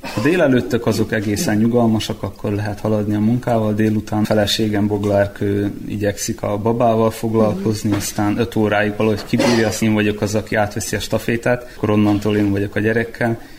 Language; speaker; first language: Hungarian; native; Hungarian